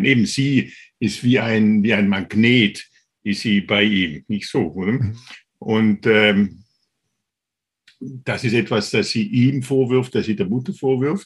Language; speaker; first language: German; native; German